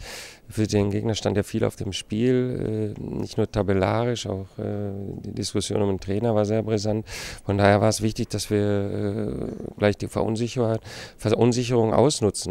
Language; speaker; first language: German; native; German